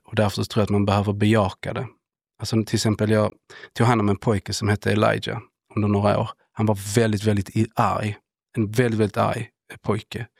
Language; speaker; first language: Swedish; early bilingual, other home language; Spanish